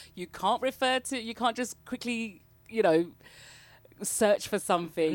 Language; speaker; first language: English; native; English